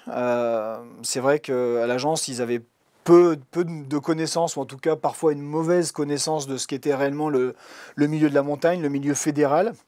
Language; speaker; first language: French; native; French